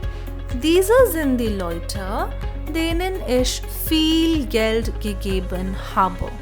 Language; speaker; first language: German; non-native, fluent; Hindi